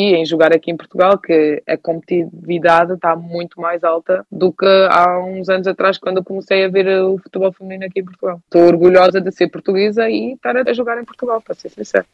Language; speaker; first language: Portuguese; early bilingual, heritage; German